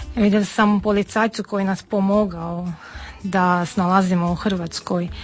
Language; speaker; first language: Serbian; non-native, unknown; Armenian